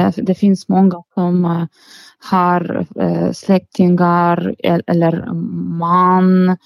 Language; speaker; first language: Swedish; non-native, learner; Ukrainian